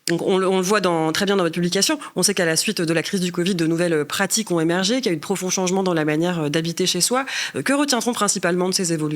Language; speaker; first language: French; native; French